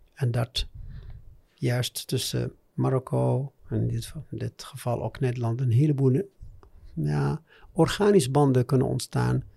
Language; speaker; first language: Dutch; non-native, fluent; Arabic